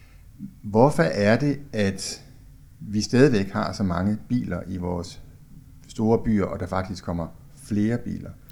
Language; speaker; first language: Danish; native; Danish